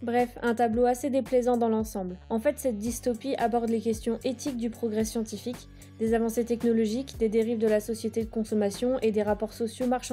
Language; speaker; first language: French; native; French